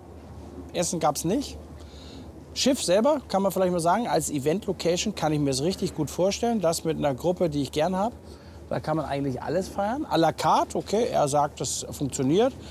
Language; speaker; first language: German; native; German